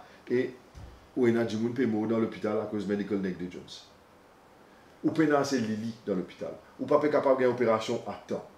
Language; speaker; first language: French; non-native, local second language; Morisyen